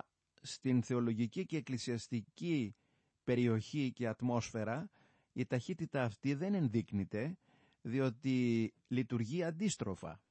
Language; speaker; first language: Greek; native; Greek